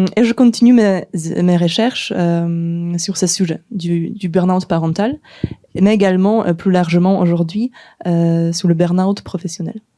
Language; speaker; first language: French; non-native, fluent; Polish